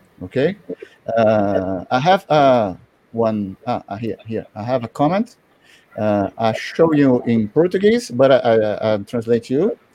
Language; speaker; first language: English; non-native, learner; Portuguese